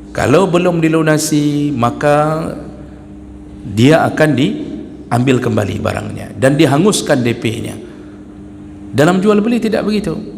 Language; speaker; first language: Malay; non-native, local second language; Achinese